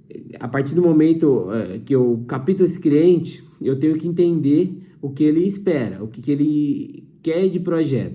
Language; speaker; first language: Portuguese; native; Portuguese